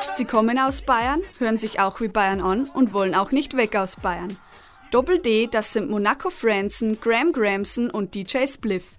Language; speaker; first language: German; native; German